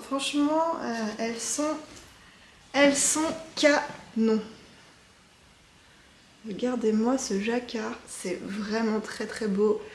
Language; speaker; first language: French; native; French